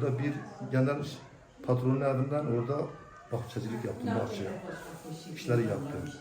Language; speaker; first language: Turkish; non-native, local second language; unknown